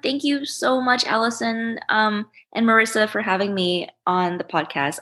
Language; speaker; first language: English; early bilingual, other home language; Chinese